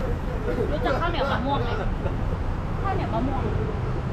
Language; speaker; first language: Korean; non-native, learner; Thai